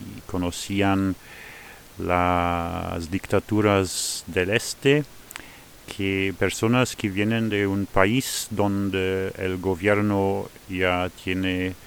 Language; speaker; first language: Spanish; non-native, fluent; Luxembourgish